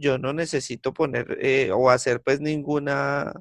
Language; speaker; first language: Spanish; native; Spanish